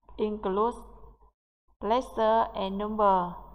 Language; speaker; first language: English; non-native, learner; Vietnamese